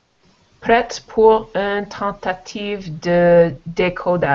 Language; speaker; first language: French; non-native, learner; English